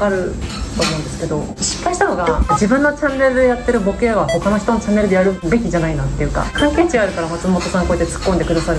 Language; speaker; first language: Japanese; native; Japanese